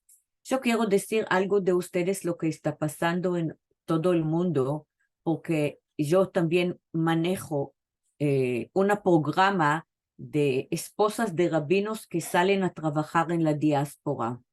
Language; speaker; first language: Spanish; non-native, fluent; Hebrew